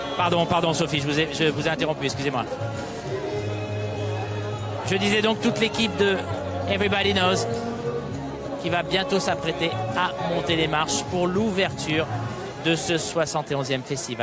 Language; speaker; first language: French; native; French